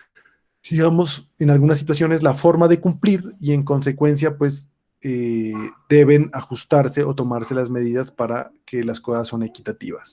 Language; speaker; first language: Spanish; native; Spanish